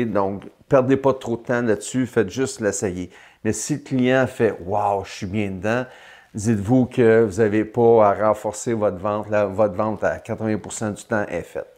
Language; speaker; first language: French; native; French